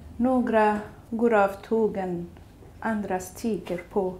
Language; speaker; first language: Swedish; non-native, fluent; Kurdish